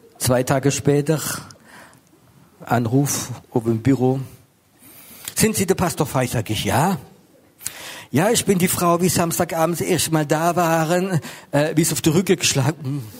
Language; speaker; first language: German; non-native, local second language; French